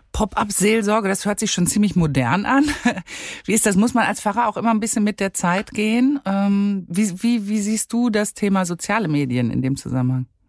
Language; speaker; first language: German; native; German